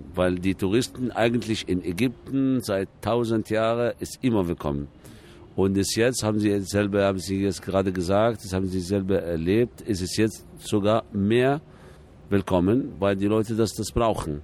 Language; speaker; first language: German; non-native, fluent; Arabic